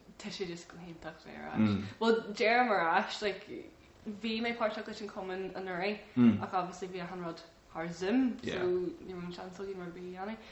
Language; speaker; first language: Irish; non-native, local second language; English